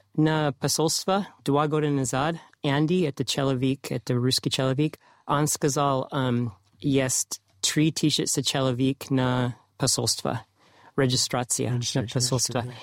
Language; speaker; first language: Russian; non-native, learner; English